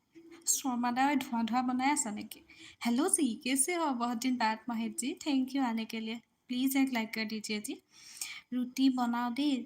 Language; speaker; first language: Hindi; non-native, local second language; Assamese